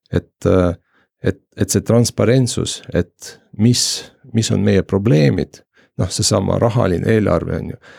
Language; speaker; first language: Estonian; non-native, local second language; Russian